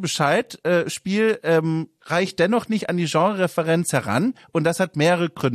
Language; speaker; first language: German; native; German